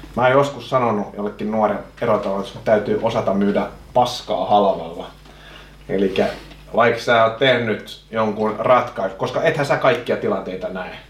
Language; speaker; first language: Finnish; non-native, local second language; Swedish